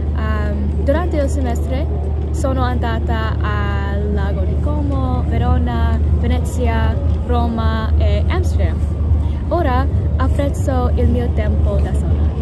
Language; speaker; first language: Italian; non-native, learner; English